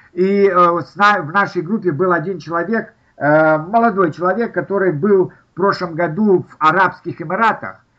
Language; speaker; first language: Russian; native; Russian